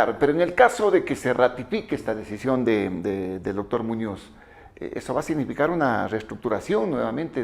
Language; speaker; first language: Spanish; native; Spanish